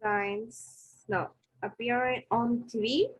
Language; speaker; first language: English; non-native, learner; Spanish